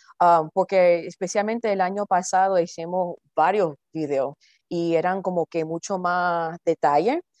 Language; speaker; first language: Spanish; early bilingual, heritage; Spanish